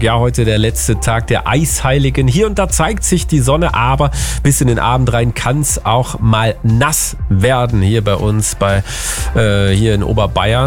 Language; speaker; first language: German; native; German